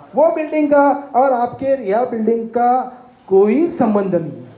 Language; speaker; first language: Hindi; non-native, local second language; Marathi